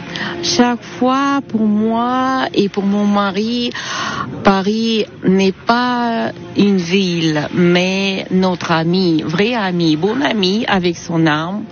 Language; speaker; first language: French; non-native, fluent; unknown